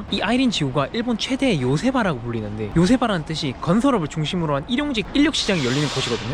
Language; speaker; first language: Korean; native; Korean